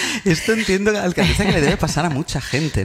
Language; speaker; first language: Spanish; native; Spanish